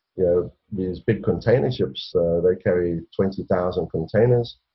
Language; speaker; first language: English; native; English